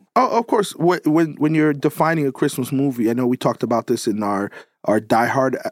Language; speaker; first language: English; native; English